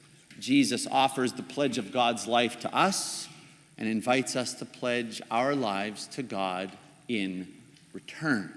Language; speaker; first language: English; native; English